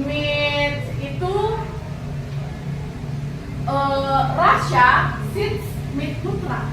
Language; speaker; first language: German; non-native, learner; Indonesian